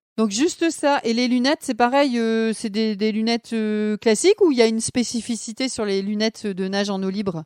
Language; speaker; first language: French; native; French